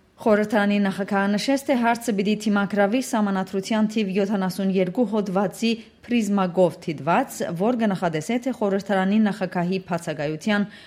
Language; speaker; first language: Armenian; native; Armenian